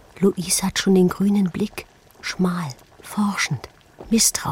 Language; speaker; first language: German; native; German